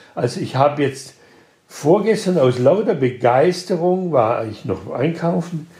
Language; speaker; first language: German; native; German